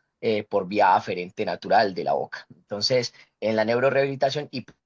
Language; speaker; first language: Spanish; native; Spanish